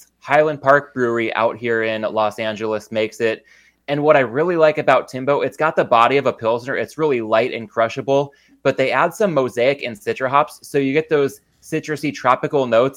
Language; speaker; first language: English; native; English